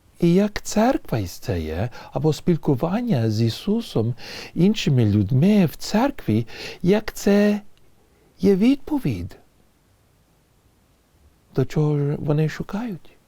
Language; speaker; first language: Ukrainian; early bilingual, heritage; English